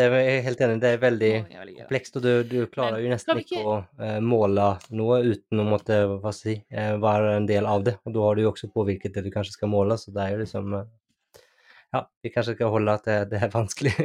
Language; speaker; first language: Norwegian; native; Norwegian